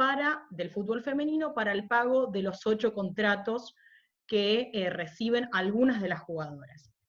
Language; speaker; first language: Spanish; native; Spanish